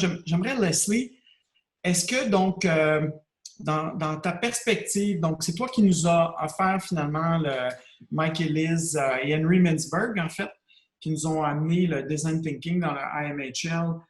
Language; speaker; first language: French; native; French